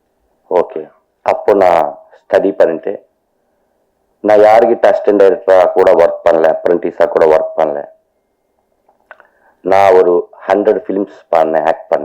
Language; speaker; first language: Tamil; non-native, learner; Telugu